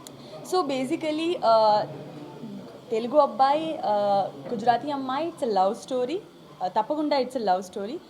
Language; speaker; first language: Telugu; non-native, learner; Gujarati